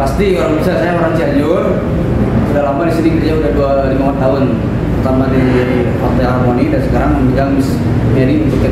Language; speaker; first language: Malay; non-native, local second language; Sundanese